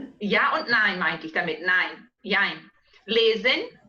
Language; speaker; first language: German; non-native, learner; Portuguese